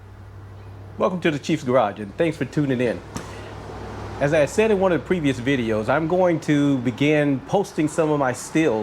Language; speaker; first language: English; native; English